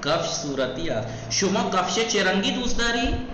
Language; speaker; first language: Persian; non-native, fluent; Urdu